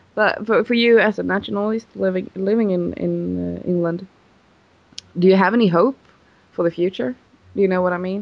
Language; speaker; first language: English; non-native, fluent; Swedish